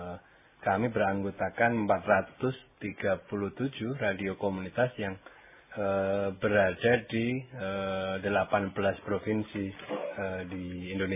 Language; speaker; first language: Indonesian; non-native, local second language; Javanese